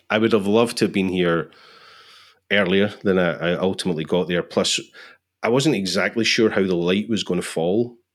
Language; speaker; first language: English; native; English